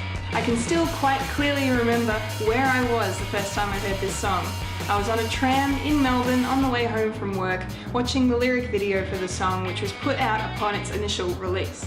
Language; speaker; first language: English; native; English